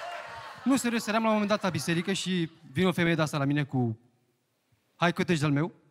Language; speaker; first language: Romanian; native; Romanian